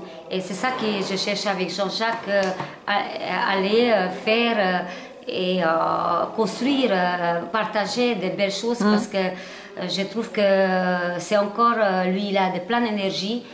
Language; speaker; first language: French; non-native, learner; Hungarian